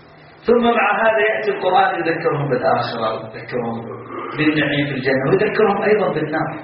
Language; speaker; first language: Arabic; native; Arabic